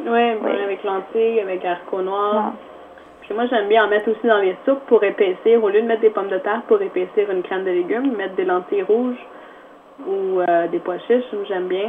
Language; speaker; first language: French; native; French